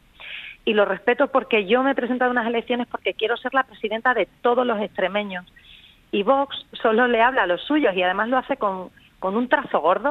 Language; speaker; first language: Spanish; native; Spanish